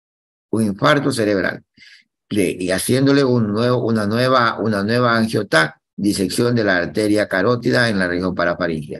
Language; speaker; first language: Spanish; native; Spanish